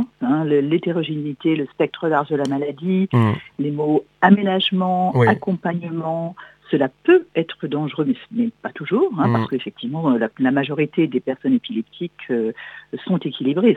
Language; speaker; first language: French; native; French